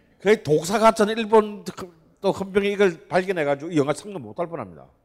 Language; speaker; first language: Korean; native; Korean